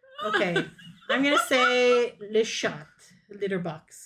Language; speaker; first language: English; native; English